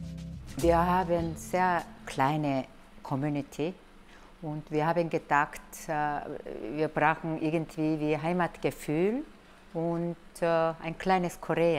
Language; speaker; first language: German; non-native, learner; Korean